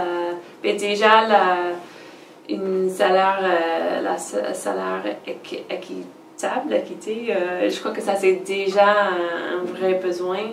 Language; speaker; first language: French; non-native, fluent; English